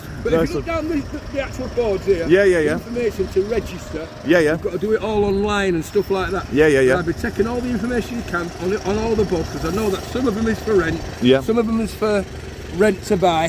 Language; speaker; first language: English; native; English